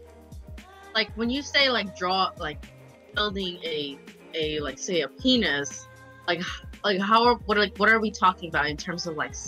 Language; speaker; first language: English; non-native, local second language; Filipino